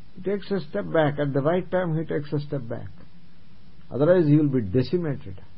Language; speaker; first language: English; non-native, local second language; Telugu